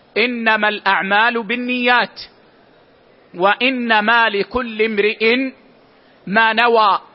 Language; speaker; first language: Arabic; native; Arabic